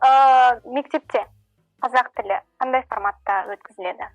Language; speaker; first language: Kazakh; non-native, local second language; Russian